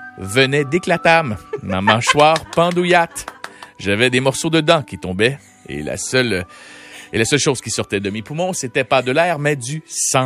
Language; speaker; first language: French; native; French